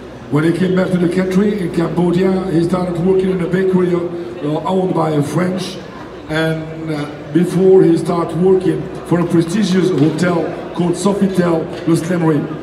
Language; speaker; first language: English; non-native, fluent; French